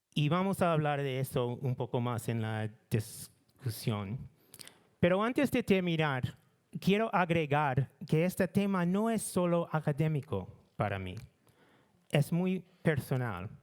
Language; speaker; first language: Spanish; non-native, learner; English